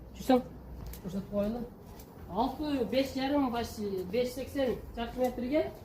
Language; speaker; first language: Kyrgyz; non-native, local second language; Uzbek